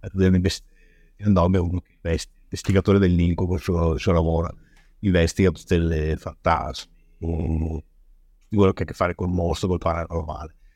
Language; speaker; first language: Italian; native; Italian